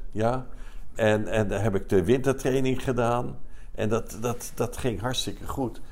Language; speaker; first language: Dutch; native; Dutch